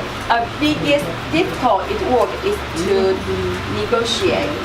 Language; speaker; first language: English; non-native, learner; Chinese